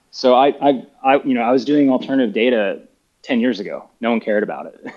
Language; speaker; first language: English; native; English